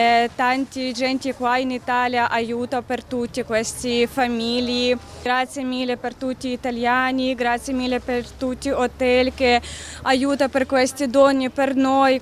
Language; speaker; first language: Italian; non-native, learner; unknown